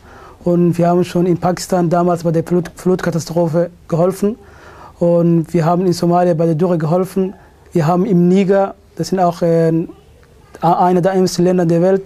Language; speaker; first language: German; early bilingual, other home language; Somali